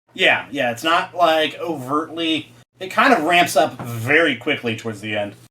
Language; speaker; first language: English; native; English